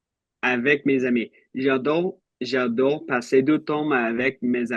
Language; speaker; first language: French; non-native, learner; English